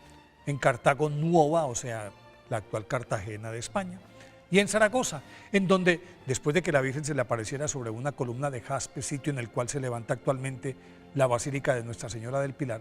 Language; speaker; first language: Spanish; native; Spanish